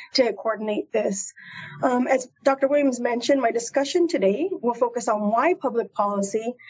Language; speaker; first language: English; native; English